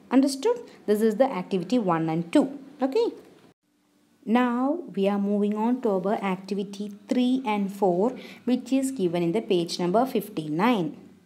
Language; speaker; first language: English; non-native, local second language; Malayalam